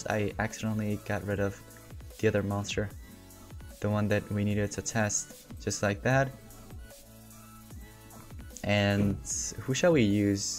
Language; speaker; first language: English; native; English